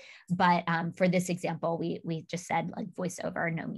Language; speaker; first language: English; native; English